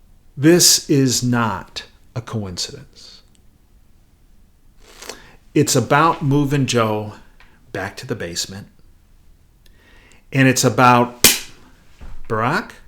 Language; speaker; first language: English; native; English